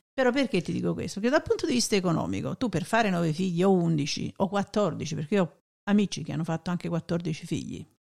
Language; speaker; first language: Italian; native; Italian